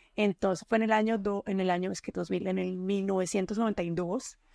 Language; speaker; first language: Spanish; native; Spanish